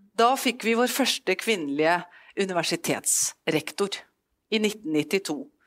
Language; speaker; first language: Norwegian; native; Norwegian